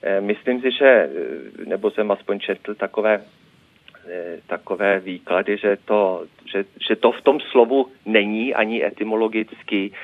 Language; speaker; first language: Czech; non-native, fluent; Norwegian